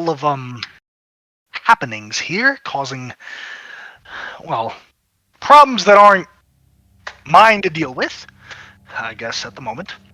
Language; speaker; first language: English; native; English